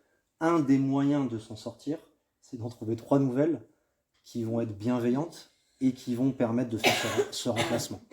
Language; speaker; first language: French; native; French